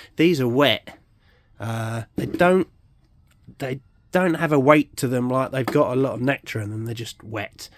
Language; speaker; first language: English; native; English